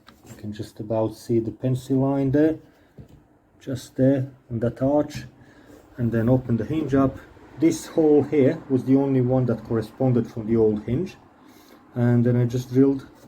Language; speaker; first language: English; non-native, fluent; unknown